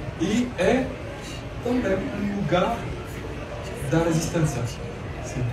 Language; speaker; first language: Portuguese; non-native, learner; French